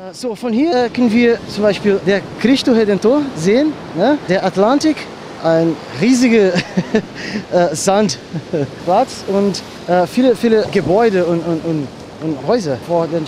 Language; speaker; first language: German; non-native, learner; Portuguese